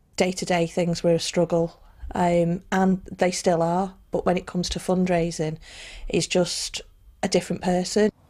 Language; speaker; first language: English; native; English